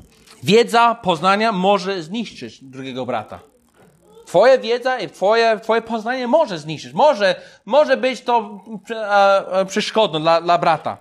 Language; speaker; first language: Polish; non-native, fluent; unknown